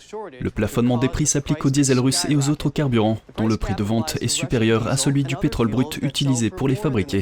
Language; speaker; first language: French; native; French